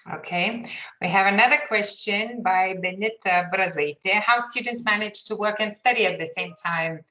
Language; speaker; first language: English; non-native, fluent; Lithuanian